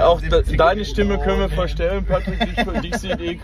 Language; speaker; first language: German; native; German